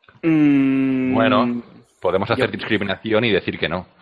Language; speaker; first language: Spanish; native; Spanish